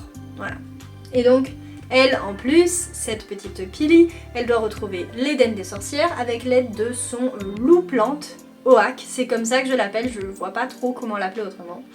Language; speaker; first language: French; native; French